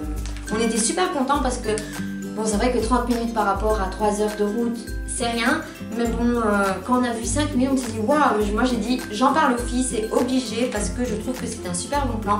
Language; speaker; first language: French; native; French